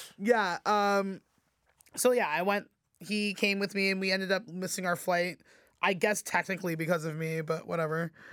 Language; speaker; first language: English; native; English